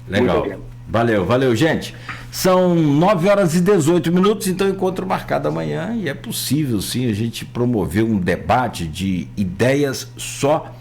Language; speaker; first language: Portuguese; native; Portuguese